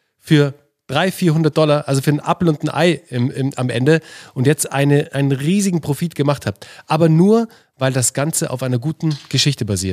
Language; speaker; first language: German; native; German